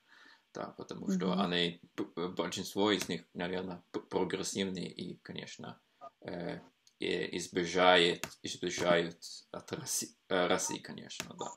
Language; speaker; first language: Russian; non-native, fluent; Norwegian